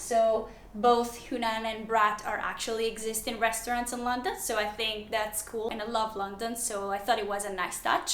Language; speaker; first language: English; non-native, fluent; Italian